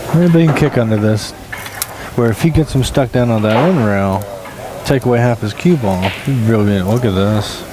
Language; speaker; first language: English; native; English